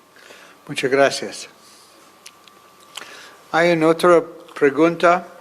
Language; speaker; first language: Spanish; non-native, fluent; English